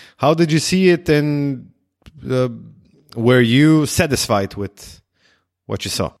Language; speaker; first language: English; non-native, fluent; Slovenian